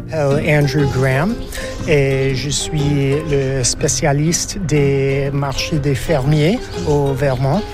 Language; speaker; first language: French; non-native, fluent; English